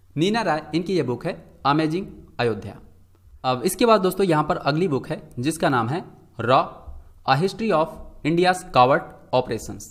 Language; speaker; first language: Hindi; native; Hindi